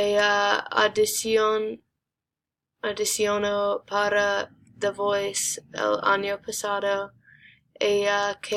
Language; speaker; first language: Spanish; non-native, learner; English